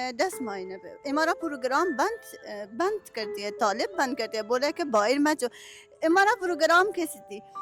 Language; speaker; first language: Urdu; non-native, learner; Persian